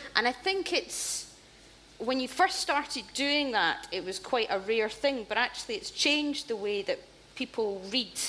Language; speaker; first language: English; native; English